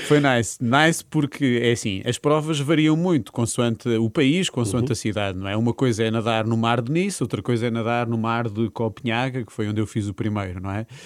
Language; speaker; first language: Portuguese; native; Portuguese